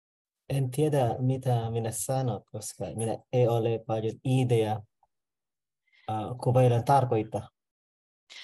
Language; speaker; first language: Finnish; non-native, learner; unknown